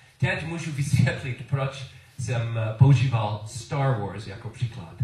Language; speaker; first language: Czech; non-native, learner; English